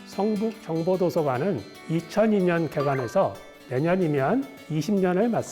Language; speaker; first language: Korean; native; Korean